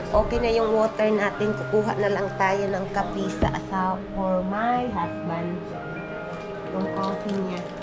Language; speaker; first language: Filipino; non-native, local second language; Cebuano